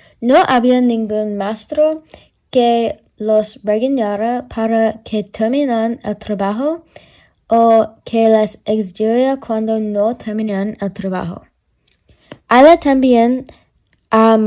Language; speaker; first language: Spanish; non-native, learner; English